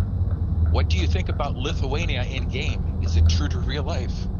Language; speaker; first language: English; native; English